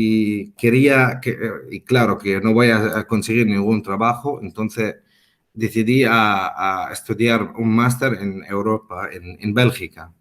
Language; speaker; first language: Spanish; non-native, fluent; Arabic